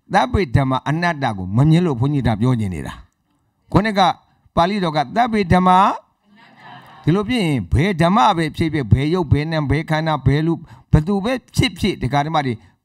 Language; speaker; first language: Burmese; native; Burmese